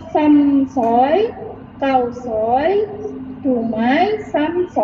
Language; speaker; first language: Cantonese; non-native, learner; Indonesian